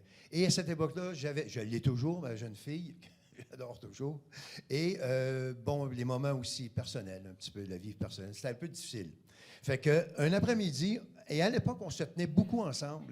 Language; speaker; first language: French; native; French